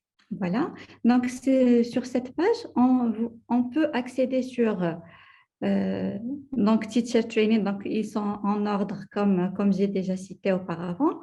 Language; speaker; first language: French; non-native, local second language; Arabic